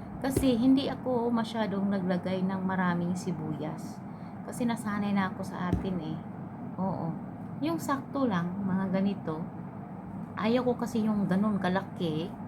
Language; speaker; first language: Filipino; non-native, local second language; Cebuano